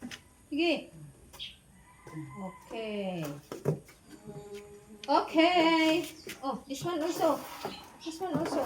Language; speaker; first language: English; non-native, local second language; Filipino